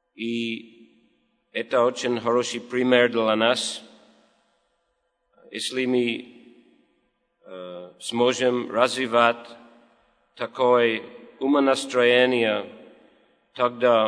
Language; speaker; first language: Russian; non-native, learner; English